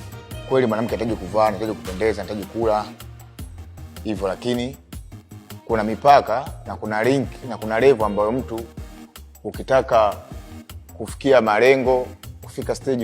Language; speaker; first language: Swahili; native; Swahili